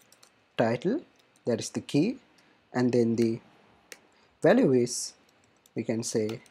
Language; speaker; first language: English; non-native, fluent; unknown